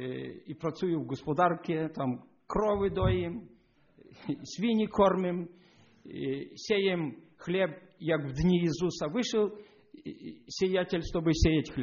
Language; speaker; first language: Polish; non-native, learner; Ukrainian